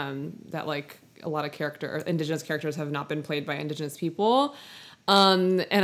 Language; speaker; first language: English; native; English